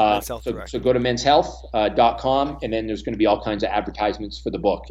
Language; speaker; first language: English; native; English